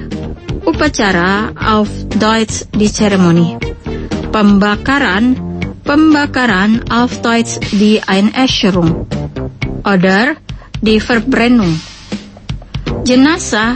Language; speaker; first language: German; non-native, local second language; Indonesian